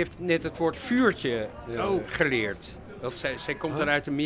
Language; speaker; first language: Dutch; native; Dutch